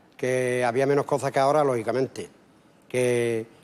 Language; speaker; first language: Spanish; native; Spanish